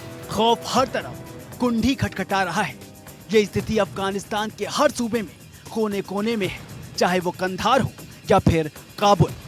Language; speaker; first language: Hindi; native; Hindi